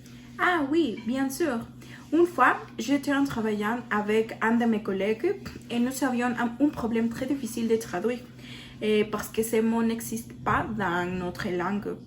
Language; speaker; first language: French; non-native, learner; Spanish